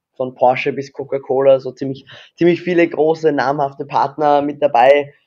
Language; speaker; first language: German; native; German